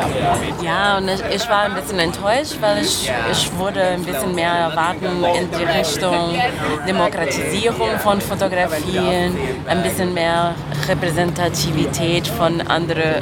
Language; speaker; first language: German; non-native, fluent; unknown